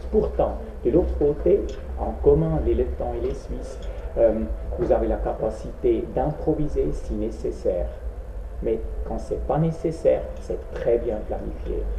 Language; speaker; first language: French; non-native, local second language; Swiss German